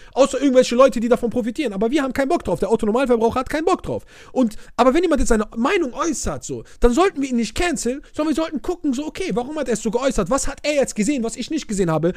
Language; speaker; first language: German; early bilingual, other home language; Arabic